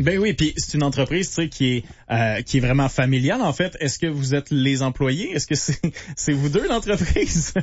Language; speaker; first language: French; native; French